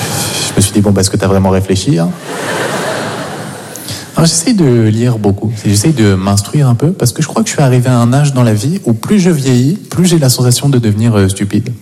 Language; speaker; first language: French; native; French